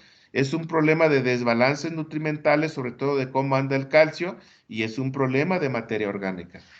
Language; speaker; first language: Spanish; native; Spanish